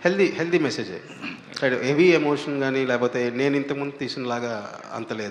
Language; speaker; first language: Telugu; native; Telugu